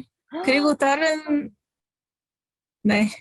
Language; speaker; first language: Korean; non-native, fluent; Arabic